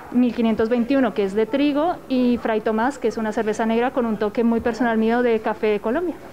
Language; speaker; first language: Spanish; native; Spanish